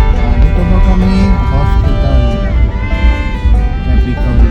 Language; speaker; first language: Filipino; non-native, local second language; Cebuano